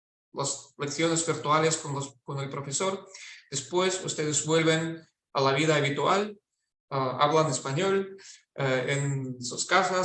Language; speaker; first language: Spanish; non-native, fluent; Russian